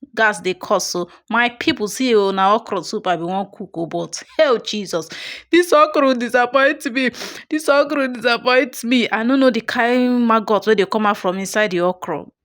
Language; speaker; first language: Nigerian Pidgin; non-native, local second language; Igbo